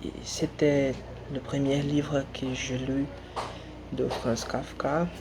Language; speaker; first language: French; non-native, learner; Portuguese